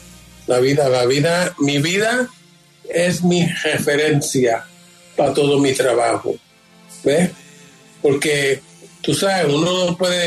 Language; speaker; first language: Spanish; early bilingual, heritage; Spanish